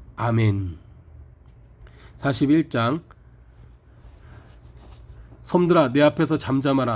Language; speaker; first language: Korean; native; Korean